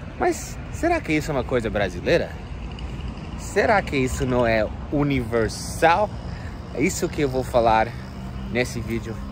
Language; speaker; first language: Portuguese; non-native, fluent; English